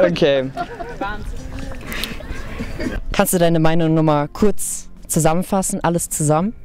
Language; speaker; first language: German; native; German